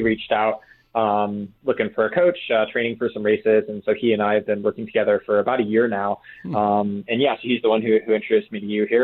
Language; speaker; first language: English; native; English